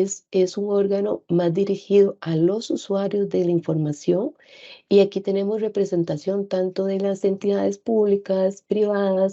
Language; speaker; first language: Spanish; native; Spanish